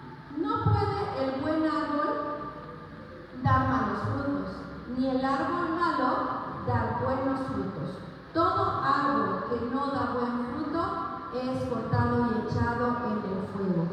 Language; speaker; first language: Spanish; native; Spanish